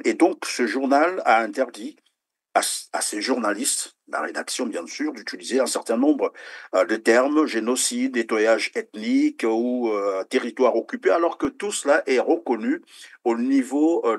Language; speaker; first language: French; native; French